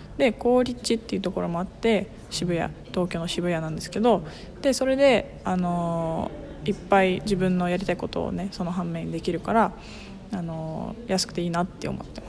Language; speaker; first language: Japanese; non-native, fluent; Russian